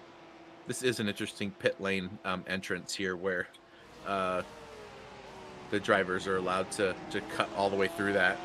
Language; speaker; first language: English; native; English